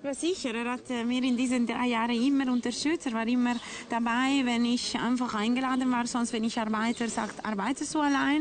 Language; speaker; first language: German; non-native, local second language; Italian